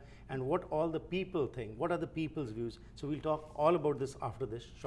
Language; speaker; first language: English; non-native, fluent; Punjabi